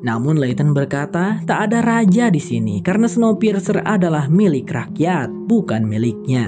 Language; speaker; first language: Indonesian; native; Indonesian